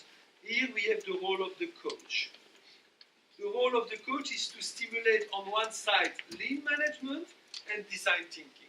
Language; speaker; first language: English; non-native, fluent; French